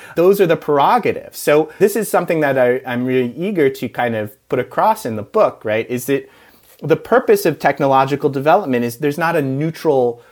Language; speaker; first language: English; native; English